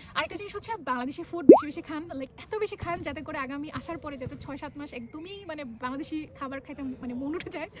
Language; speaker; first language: Bangla; native; Bangla